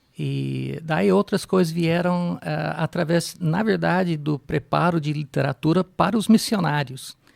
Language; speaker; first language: Portuguese; non-native, fluent; English